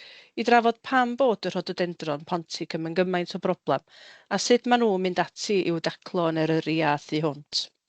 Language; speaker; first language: Welsh; native; Welsh